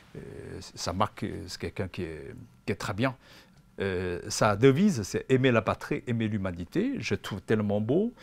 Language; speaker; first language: French; non-native, fluent; Chinese